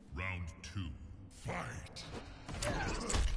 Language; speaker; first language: English; native; English